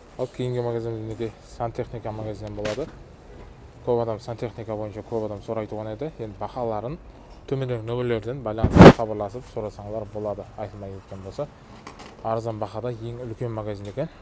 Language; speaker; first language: Uzbek; non-native, local second language; Kara-Kalpak